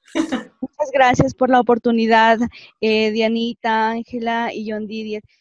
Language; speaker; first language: Spanish; native; Spanish